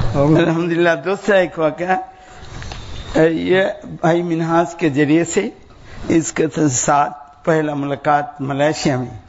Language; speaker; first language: Hindi; non-native, learner; Bangla